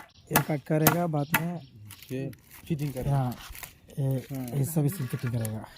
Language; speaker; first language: Hindi; non-native, local second language; Malayalam